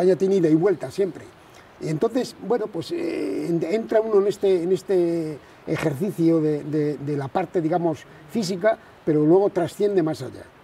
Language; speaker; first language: Spanish; native; Spanish